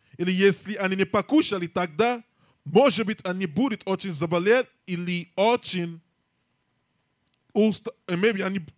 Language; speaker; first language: Russian; non-native, learner; English